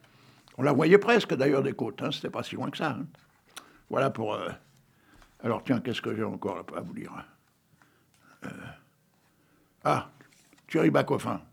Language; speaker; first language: French; native; French